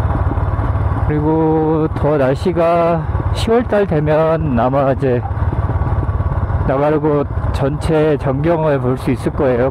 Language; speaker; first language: Korean; native; Korean